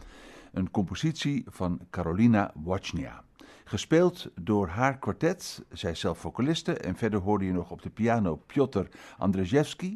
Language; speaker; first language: Dutch; native; Dutch